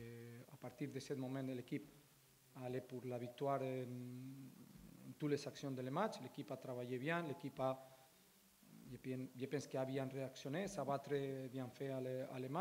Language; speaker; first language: French; non-native, learner; Spanish